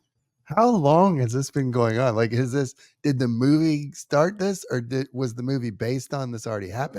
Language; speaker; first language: English; native; English